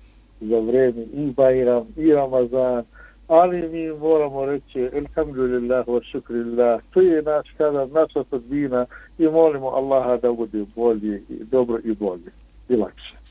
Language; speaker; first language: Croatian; non-native, fluent; Arabic